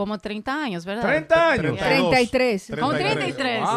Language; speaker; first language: Spanish; early bilingual, heritage; Spanish